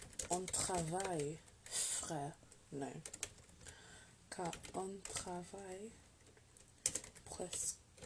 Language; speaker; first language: French; non-native, learner; English